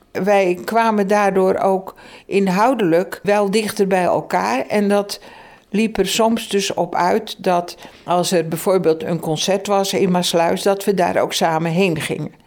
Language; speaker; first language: Dutch; native; Dutch